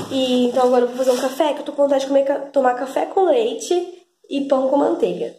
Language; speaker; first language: Portuguese; native; Portuguese